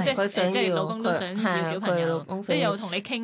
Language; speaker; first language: Cantonese; native; Cantonese